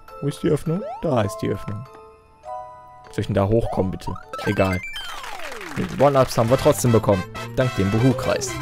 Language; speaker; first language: German; native; German